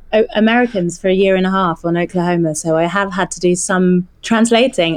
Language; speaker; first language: English; non-native, local second language; French